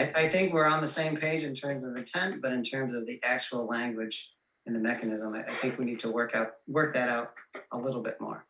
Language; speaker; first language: English; native; English